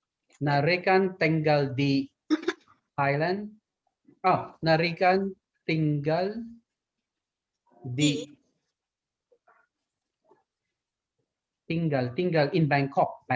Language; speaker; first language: Indonesian; non-native, learner; Thai